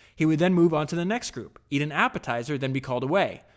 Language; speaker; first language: English; native; English